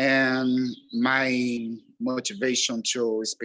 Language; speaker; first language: English; non-native, learner; Portuguese